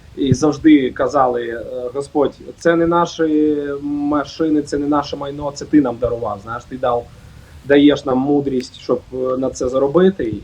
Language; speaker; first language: Ukrainian; non-native, local second language; Russian